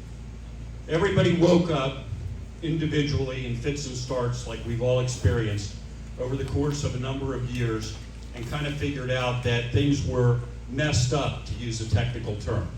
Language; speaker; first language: English; native; English